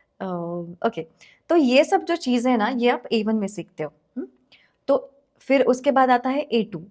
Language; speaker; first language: Hindi; non-native, local second language; Marathi